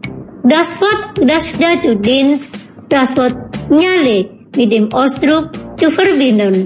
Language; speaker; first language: German; non-native, fluent; Indonesian